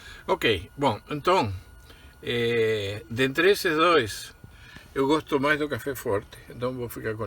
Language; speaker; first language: Portuguese; non-native, fluent; Spanish